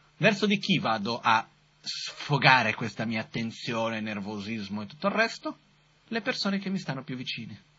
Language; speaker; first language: Italian; non-native, fluent; Portuguese